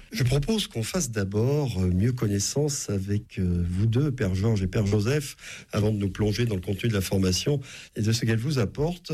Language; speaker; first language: French; native; French